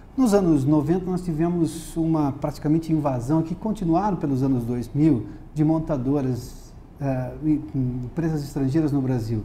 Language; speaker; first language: Portuguese; native; Portuguese